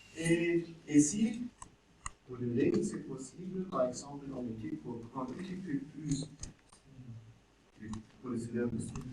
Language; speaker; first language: French; non-native, learner; German